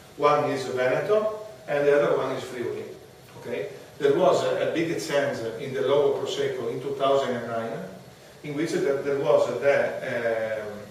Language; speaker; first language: English; non-native, fluent; Italian